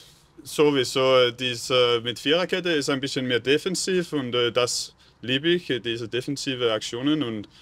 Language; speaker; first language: German; non-native, learner; Danish